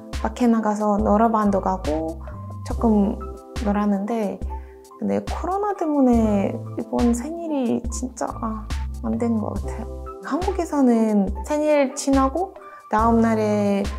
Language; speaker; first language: Korean; non-native, fluent; Russian